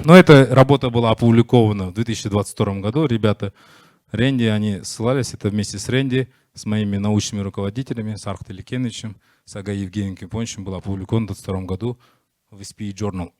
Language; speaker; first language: Russian; native; Russian